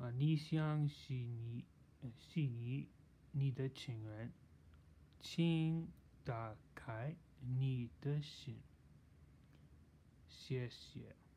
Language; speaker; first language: Chinese; non-native, learner; English